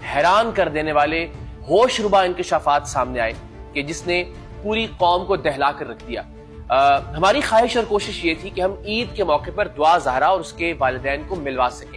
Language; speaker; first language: Urdu; native; Urdu